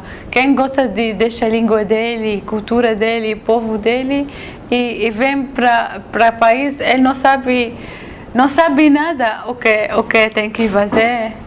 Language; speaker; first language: Portuguese; non-native, learner; Arabic